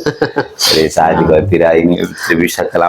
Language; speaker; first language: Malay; non-native, local second language; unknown